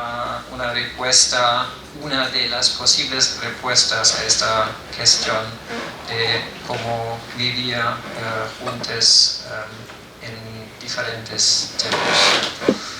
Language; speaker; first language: Spanish; non-native, fluent; German